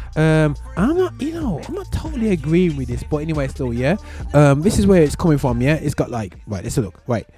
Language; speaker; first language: English; native; English